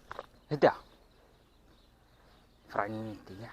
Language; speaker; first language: Arabic; native; Arabic